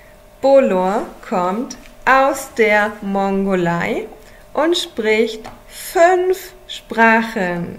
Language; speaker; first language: German; non-native, fluent; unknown